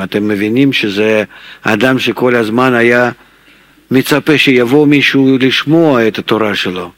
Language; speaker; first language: Hebrew; non-native, fluent; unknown